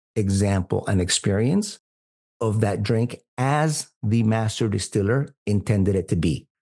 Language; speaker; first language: English; non-native, fluent; Spanish